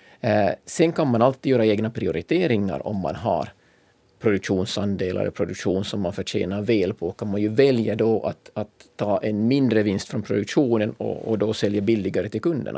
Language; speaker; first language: Swedish; native; Swedish